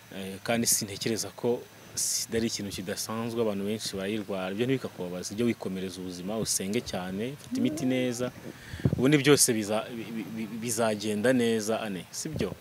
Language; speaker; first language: Kinyarwanda; native; Kinyarwanda